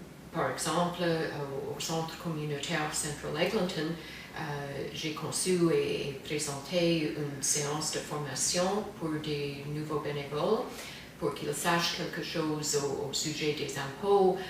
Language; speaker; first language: French; non-native, fluent; English